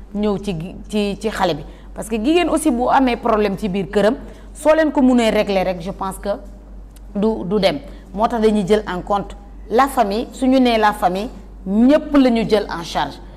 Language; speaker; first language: Wolof; non-native, local second language; Jola-Fonyi